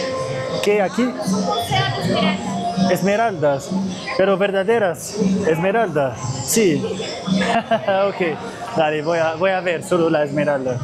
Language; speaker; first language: Spanish; non-native, learner; Arabic